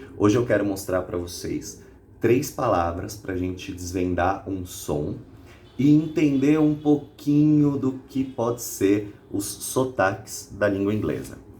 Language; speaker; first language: Portuguese; native; Portuguese